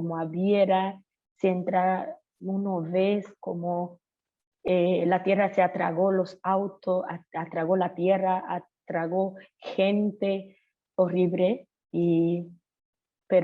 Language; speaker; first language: Spanish; non-native, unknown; Haitian Creole